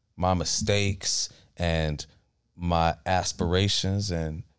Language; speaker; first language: English; early bilingual, other home language; Akan